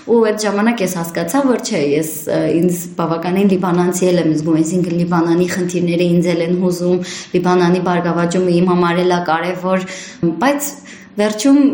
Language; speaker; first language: Armenian; early bilingual, heritage; Armenian